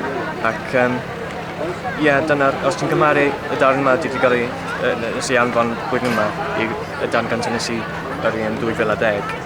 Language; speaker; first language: Welsh; non-native, local second language; English